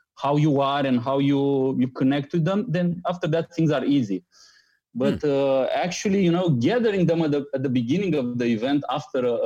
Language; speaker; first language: English; non-native, fluent; Romanian